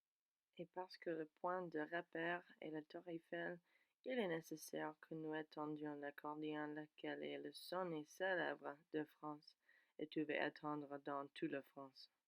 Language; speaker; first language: French; non-native, learner; English